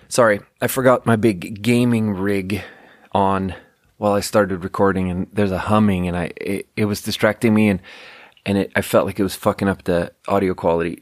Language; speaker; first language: English; native; English